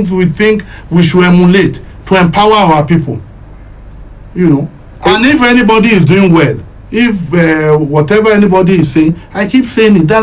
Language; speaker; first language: English; non-native, local second language; Yoruba